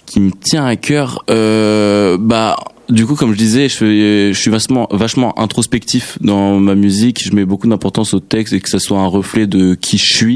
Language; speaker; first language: French; native; French